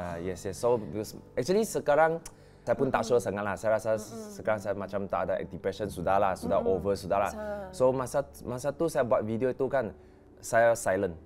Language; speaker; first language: Malay; non-native, local second language; Chinese